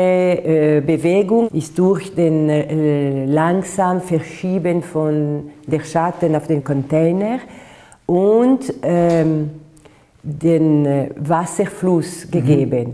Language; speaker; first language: German; non-native, fluent; Italian